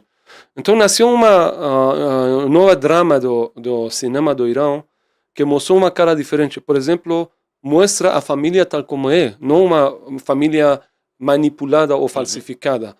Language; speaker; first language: Portuguese; non-native, fluent; Persian